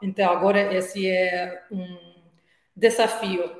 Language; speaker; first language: Portuguese; non-native, learner; English